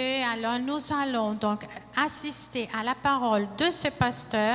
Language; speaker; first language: French; non-native, fluent; Portuguese